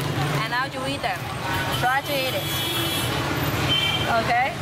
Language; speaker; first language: English; non-native, learner; Vietnamese